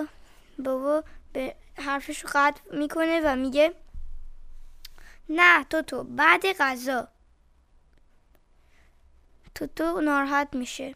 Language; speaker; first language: Persian; early bilingual, heritage; Persian